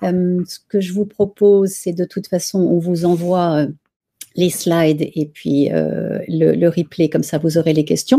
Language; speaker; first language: French; native; French